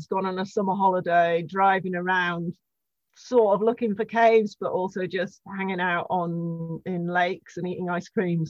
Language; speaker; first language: English; native; English